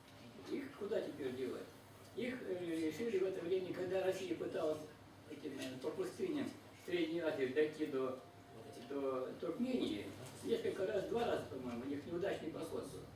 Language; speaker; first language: Russian; native; Russian